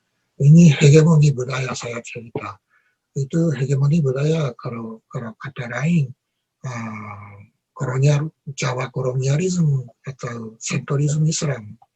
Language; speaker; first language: Indonesian; non-native, learner; Japanese